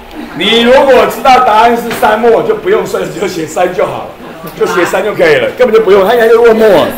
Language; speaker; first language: Chinese; native; Chinese